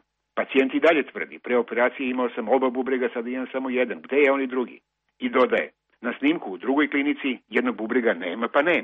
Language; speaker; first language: Croatian; native; Croatian